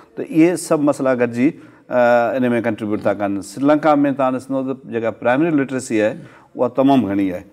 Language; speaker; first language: Sindhi; native; Sindhi